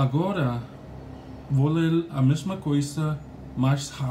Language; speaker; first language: Portuguese; non-native, learner; English